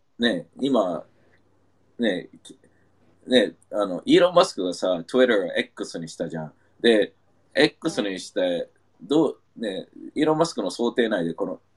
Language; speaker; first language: Japanese; non-native, fluent; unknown